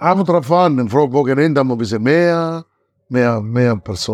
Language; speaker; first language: German; non-native, learner; Italian